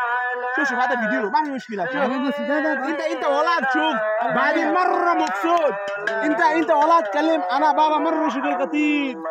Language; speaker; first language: Arabic; non-native, learner; Bangla